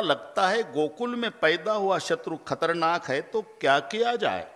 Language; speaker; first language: Hindi; non-native, local second language; Marathi